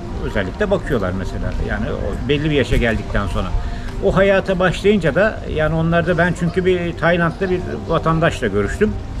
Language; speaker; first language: Turkish; native; Turkish